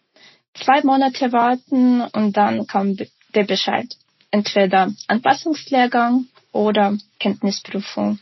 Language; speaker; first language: German; non-native, fluent; Ukrainian